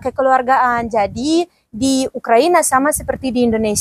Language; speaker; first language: Indonesian; non-native, fluent; Ukrainian